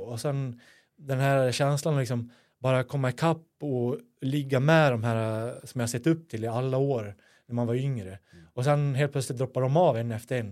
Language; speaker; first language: Swedish; native; Swedish